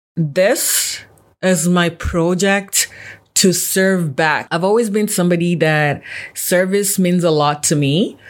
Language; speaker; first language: English; non-native, local second language; Yoruba